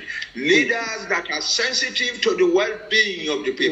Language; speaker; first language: English; non-native, local second language; Yoruba